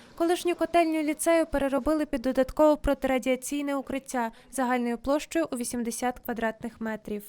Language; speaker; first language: Ukrainian; native; Ukrainian